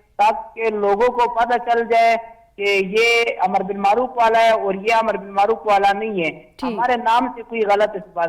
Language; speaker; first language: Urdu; non-native, learner; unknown